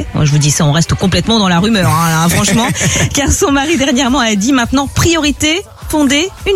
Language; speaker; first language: French; native; French